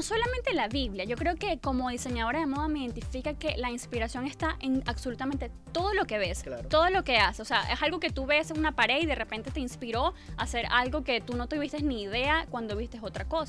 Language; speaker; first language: Spanish; native; Spanish